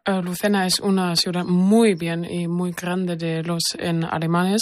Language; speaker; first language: Spanish; non-native, learner; German